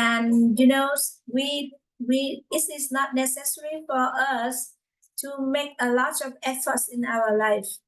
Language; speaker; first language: English; non-native, fluent; Vietnamese